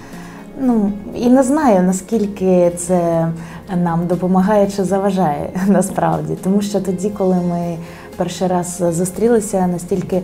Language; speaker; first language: Ukrainian; native; Ukrainian